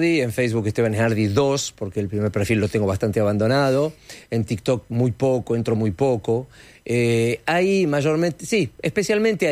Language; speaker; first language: Spanish; native; Spanish